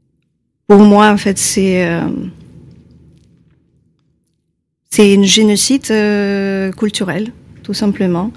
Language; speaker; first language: French; non-native, fluent; Russian